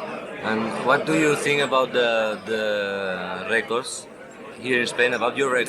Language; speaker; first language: English; non-native, learner; Spanish